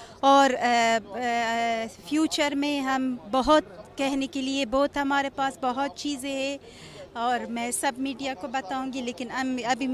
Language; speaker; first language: Hindi; non-native, fluent; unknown